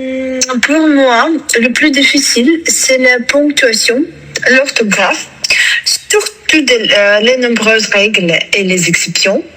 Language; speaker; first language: French; non-native, fluent; Russian